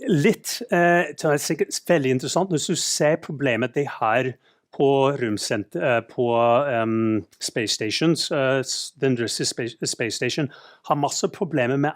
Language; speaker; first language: Norwegian; non-native, fluent; English